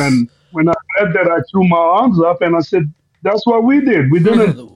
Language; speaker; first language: English; non-native, fluent; Armenian